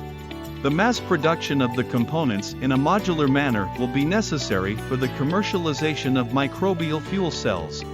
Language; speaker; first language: English; non-native, fluent; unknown